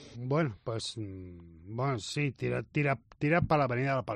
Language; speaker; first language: Spanish; native; Spanish